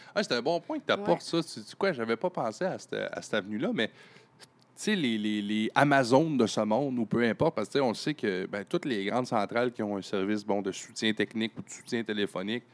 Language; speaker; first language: French; native; French